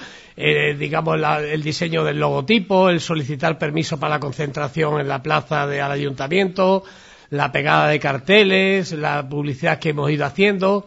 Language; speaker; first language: Spanish; native; Spanish